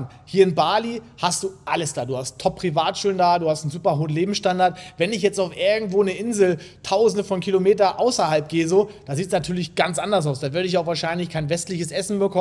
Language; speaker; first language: German; native; German